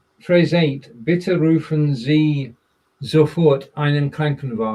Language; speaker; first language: German; non-native, learner; English